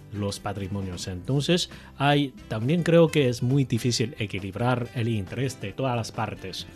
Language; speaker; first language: Spanish; non-native, fluent; Chinese